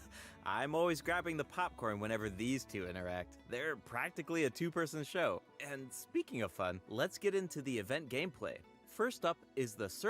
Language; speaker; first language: English; native; English